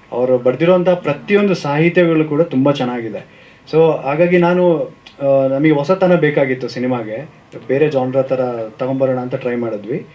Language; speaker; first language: Kannada; native; Kannada